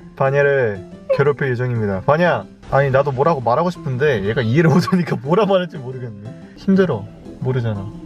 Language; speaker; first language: Korean; native; Korean